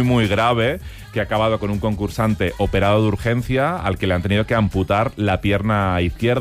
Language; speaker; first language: Spanish; native; Spanish